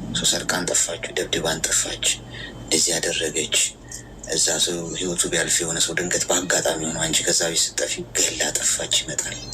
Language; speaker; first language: Amharic; native; Amharic